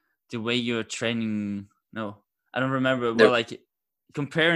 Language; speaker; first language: English; non-native, fluent; Norwegian